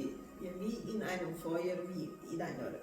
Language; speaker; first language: German; non-native, fluent; Portuguese